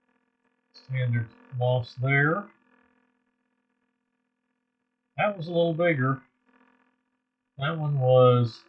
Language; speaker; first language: English; native; English